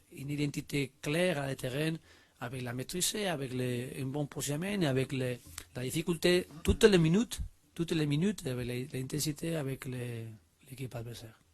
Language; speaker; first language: French; non-native, learner; Spanish